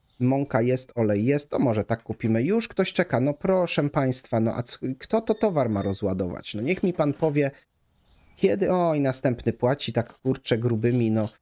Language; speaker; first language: Polish; native; Polish